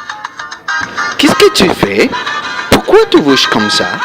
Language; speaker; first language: French; non-native, learner; Spanish